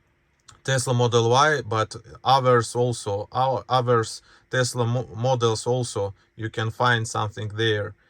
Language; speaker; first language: English; non-native, learner; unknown